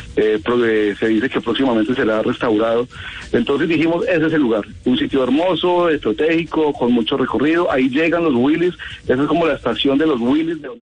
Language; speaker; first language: Spanish; native; Spanish